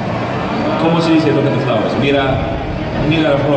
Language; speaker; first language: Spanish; non-native, learner; English